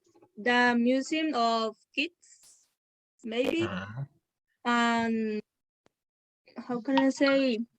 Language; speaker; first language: English; non-native, learner; Spanish